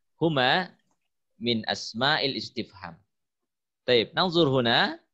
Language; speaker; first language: Arabic; non-native, fluent; Indonesian